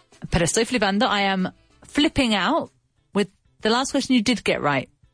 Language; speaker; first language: English; native; English